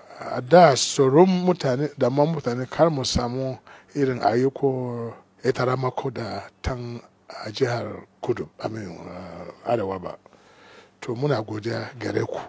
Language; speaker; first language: Hausa; non-native, local second language; Igbo